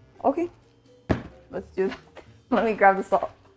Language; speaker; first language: English; early bilingual, other home language; Spanish